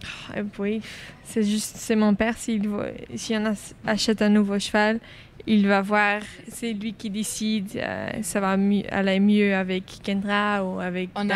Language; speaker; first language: French; non-native, local second language; Dutch